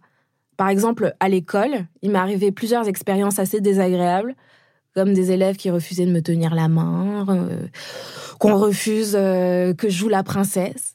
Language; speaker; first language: French; native; French